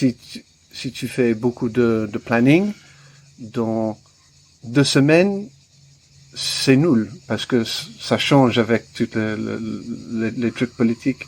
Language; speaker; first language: French; non-native, learner; English